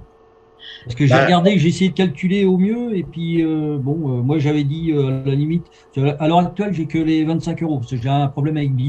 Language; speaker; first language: French; native; French